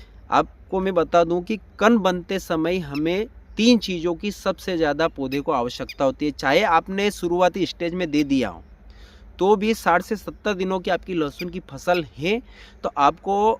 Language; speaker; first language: Hindi; native; Hindi